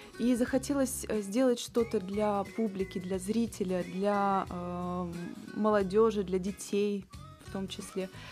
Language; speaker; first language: Russian; early bilingual, heritage; Russian